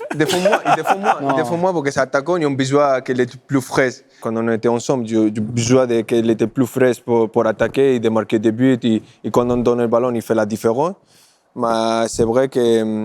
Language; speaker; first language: French; non-native, fluent; Spanish